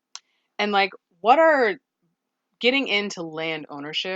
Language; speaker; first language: English; native; English